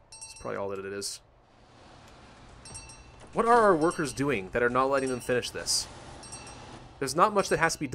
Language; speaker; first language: English; native; English